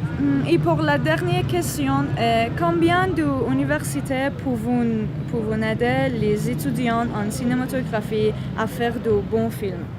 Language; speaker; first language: French; non-native, learner; Persian